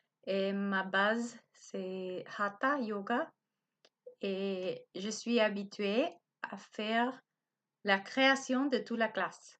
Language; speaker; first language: French; non-native, learner; Spanish